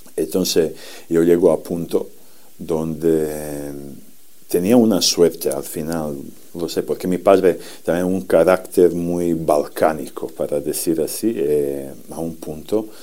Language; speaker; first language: Spanish; non-native, fluent; Serbian